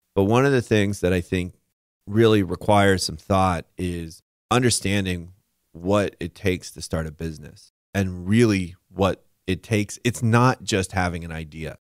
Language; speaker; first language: English; native; English